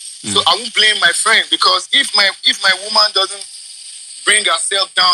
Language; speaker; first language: English; non-native, local second language; Yoruba